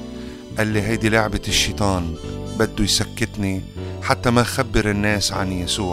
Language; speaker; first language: Arabic; native; Arabic